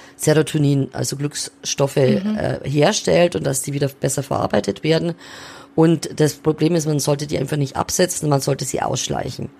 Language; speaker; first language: German; native; German